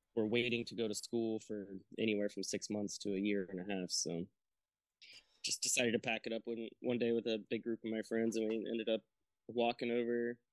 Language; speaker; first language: English; native; English